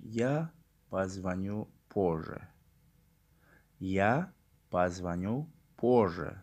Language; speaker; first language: Russian; non-native, local second language; Tajik